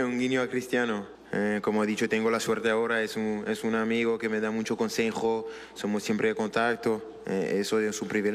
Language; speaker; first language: Spanish; non-native, learner; French